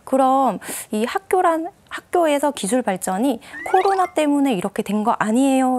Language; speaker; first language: Korean; native; Korean